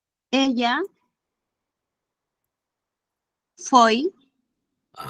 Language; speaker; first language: Portuguese; non-native, learner; Spanish